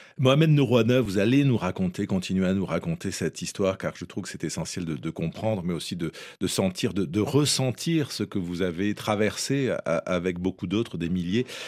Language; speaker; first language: French; native; French